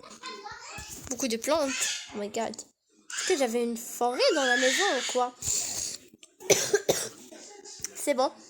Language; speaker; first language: French; non-native, learner; Arabic